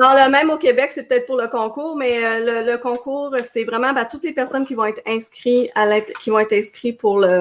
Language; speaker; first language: French; native; French